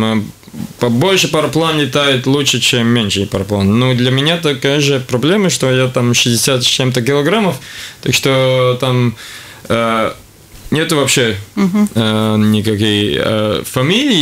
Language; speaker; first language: Russian; non-native, local second language; Latvian